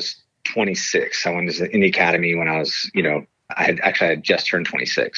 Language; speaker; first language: English; native; English